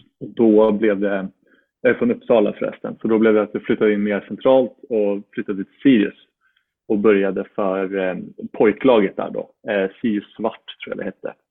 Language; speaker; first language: Swedish; native; Swedish